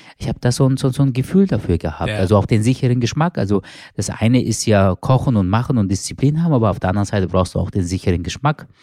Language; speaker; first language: German; early bilingual, other home language; Turkish